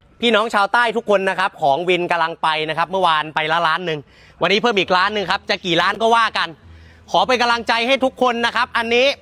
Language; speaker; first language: Thai; native; Thai